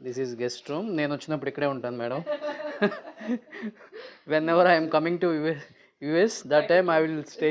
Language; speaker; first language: Telugu; native; Telugu